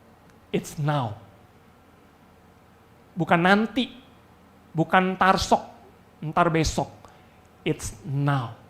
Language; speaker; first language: Indonesian; native; Indonesian